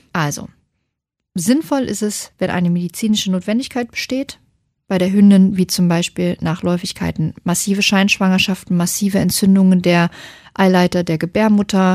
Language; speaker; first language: German; native; German